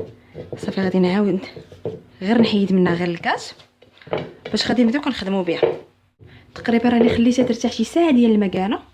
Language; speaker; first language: Arabic; native; Arabic